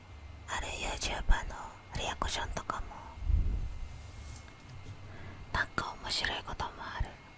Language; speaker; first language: Japanese; non-native, fluent; Indonesian